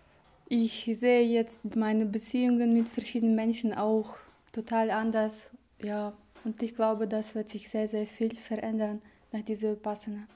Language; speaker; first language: German; non-native, fluent; Russian